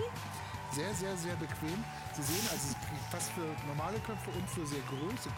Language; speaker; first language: German; native; German